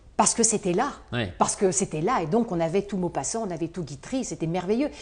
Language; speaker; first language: French; native; French